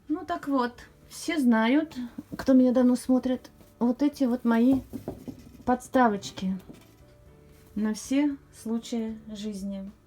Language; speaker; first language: Russian; native; Russian